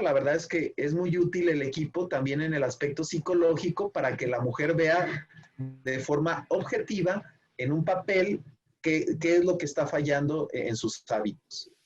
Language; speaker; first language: Spanish; native; Spanish